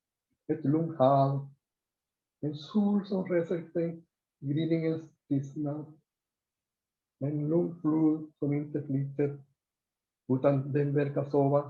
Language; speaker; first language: Swedish; non-native, fluent; Spanish